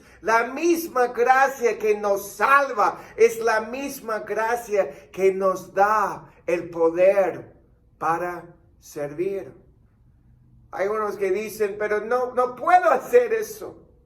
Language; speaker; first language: Spanish; non-native, fluent; English